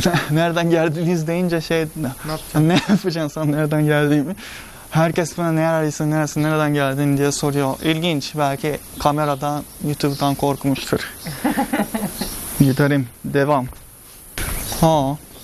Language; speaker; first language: Turkish; non-native, fluent; Japanese